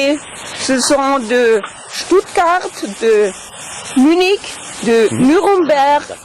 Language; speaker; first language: French; non-native, learner; German